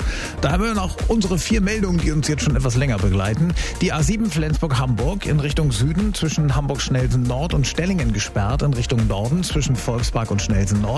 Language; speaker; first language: German; native; German